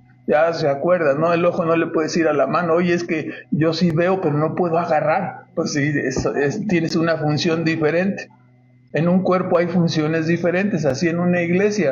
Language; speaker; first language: Spanish; native; Spanish